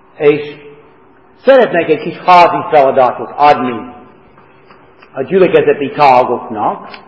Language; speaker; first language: Hungarian; non-native, learner; English